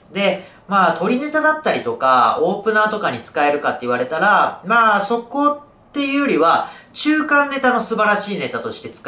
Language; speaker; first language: Japanese; native; Japanese